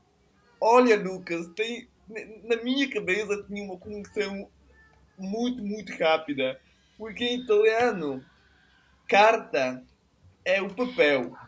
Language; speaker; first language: Portuguese; non-native, fluent; Italian